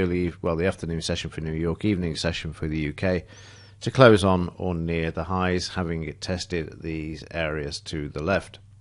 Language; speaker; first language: English; native; English